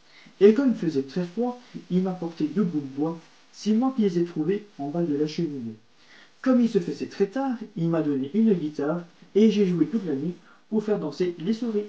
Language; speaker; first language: French; native; French